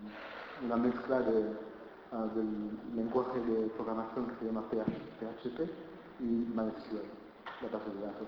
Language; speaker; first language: Spanish; non-native, fluent; French